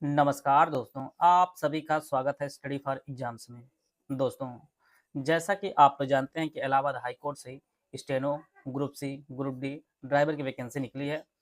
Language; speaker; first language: Hindi; native; Hindi